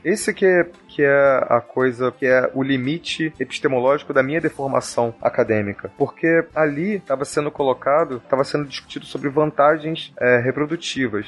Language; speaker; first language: Portuguese; native; Portuguese